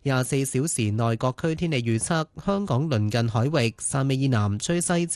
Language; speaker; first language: Cantonese; native; Cantonese